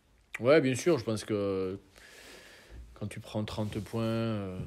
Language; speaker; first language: French; native; French